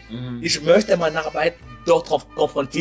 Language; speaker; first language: German; non-native, learner; French